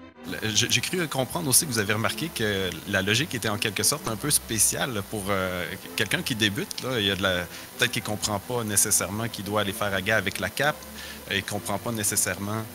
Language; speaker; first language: French; native; French